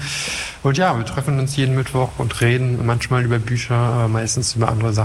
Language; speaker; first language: German; non-native, fluent; French